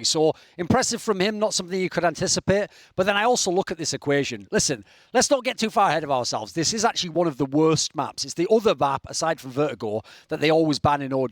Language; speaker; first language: English; native; English